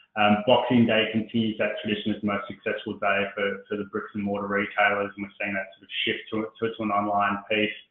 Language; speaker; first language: English; native; English